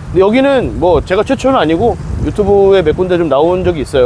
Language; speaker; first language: Korean; native; Korean